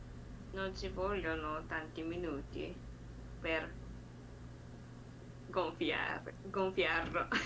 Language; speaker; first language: Italian; non-native, learner; Japanese